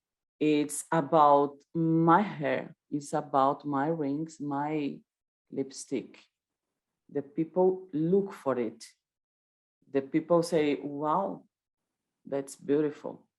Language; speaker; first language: English; non-native, learner; Portuguese